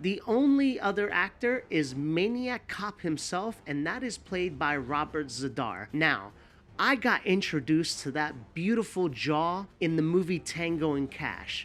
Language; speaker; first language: English; native; English